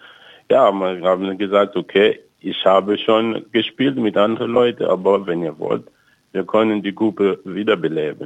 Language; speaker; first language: German; non-native, fluent; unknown